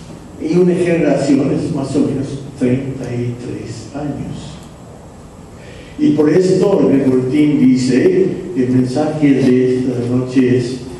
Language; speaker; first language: Spanish; non-native, fluent; English